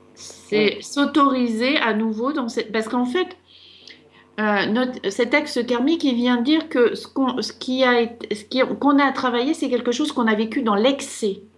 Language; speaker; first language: French; native; French